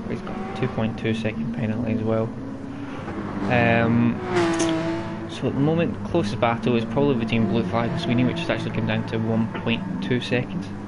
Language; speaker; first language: English; native; English